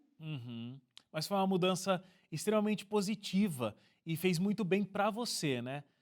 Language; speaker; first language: Portuguese; native; Portuguese